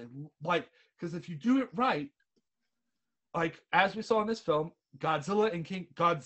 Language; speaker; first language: English; native; English